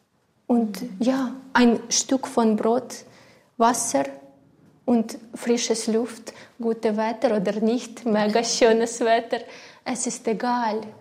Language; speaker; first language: German; non-native, learner; Ukrainian